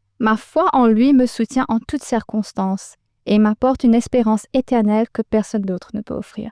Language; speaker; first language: French; non-native, local second language; Morisyen